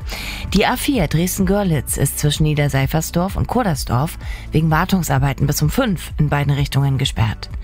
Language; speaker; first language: German; native; German